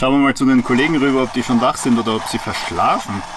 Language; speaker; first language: German; native; German